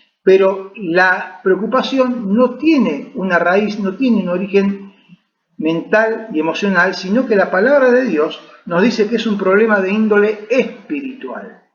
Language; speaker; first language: Spanish; native; Spanish